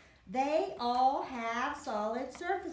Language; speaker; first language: English; native; English